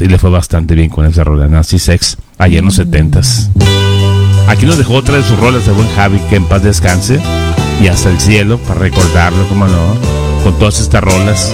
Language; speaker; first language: Spanish; native; Spanish